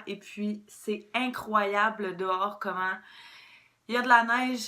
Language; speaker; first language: French; native; French